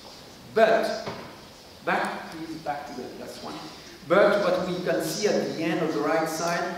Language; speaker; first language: English; non-native, learner; French